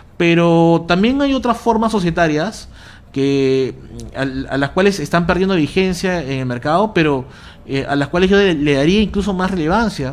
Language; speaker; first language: Spanish; native; Spanish